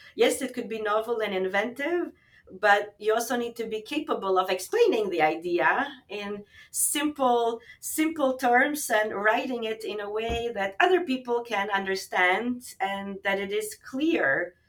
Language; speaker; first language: English; non-native, fluent; Albanian